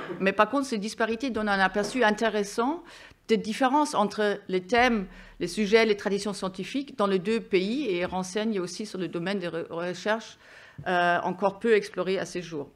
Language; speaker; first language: French; non-native, fluent; German